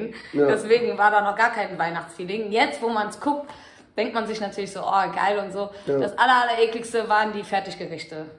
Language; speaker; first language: German; native; German